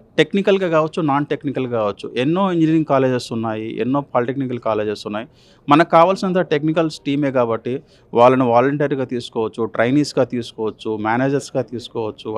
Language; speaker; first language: Telugu; native; Telugu